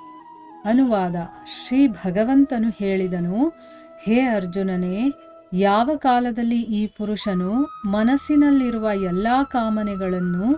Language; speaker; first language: Kannada; native; Kannada